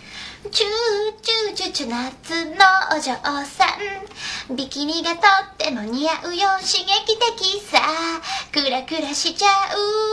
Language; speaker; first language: Japanese; native; Japanese